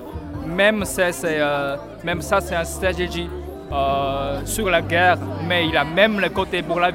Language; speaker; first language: French; non-native, fluent; Chinese